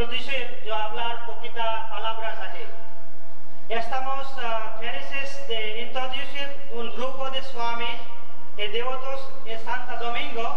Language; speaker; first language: Spanish; non-native, learner; Gujarati